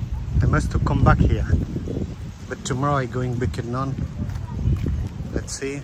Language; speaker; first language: English; non-native, learner; Dutch